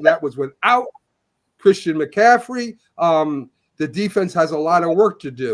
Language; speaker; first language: English; native; English